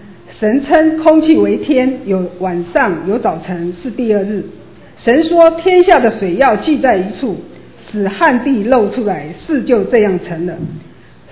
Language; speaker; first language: Chinese; native; Chinese